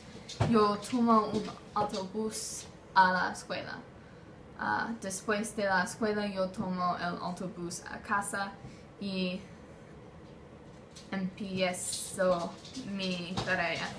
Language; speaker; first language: Spanish; non-native, learner; English